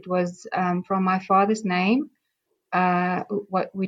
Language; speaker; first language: English; non-native, local second language; Afrikaans